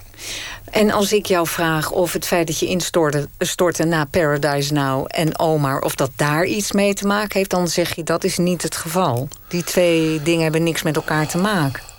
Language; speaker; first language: Dutch; native; Dutch